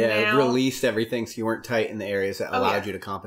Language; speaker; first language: English; native; English